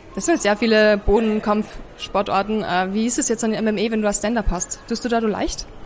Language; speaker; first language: German; native; German